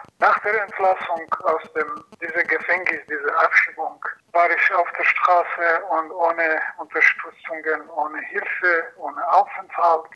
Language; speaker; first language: German; non-native, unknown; Persian